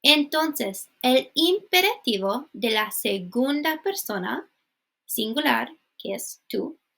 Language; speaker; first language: Spanish; non-native, fluent; English